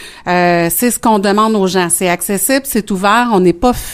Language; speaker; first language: French; native; French